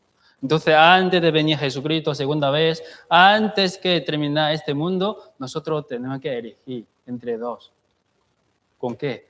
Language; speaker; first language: Spanish; non-native, fluent; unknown